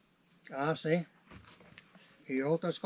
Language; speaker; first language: Spanish; non-native, learner; English